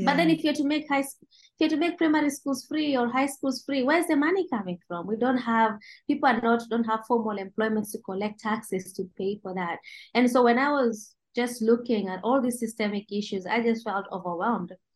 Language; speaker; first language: English; non-native, local second language; Kalenjin